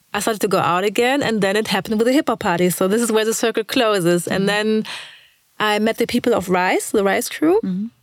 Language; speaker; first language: English; early bilingual, other home language; German